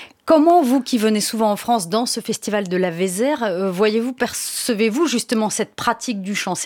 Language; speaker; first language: French; native; French